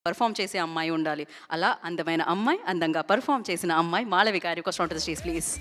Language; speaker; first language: Telugu; native; Telugu